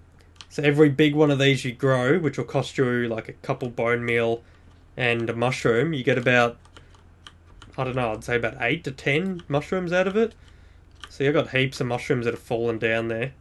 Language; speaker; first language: English; native; English